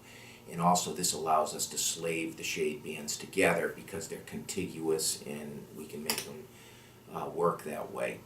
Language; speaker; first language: English; native; English